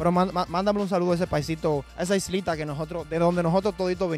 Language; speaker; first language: Spanish; native; Spanish